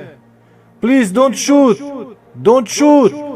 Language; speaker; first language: English; non-native, learner; French